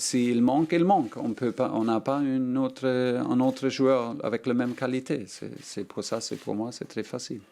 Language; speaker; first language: French; non-native, learner; German